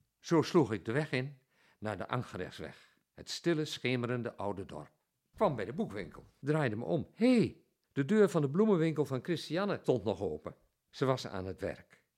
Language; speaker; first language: Dutch; native; Dutch